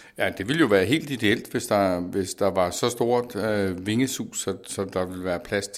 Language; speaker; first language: Danish; native; Danish